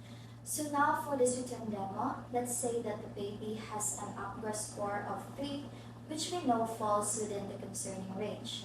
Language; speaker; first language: English; non-native, local second language; Filipino